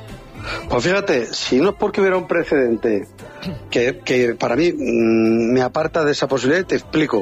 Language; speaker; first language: Spanish; native; Spanish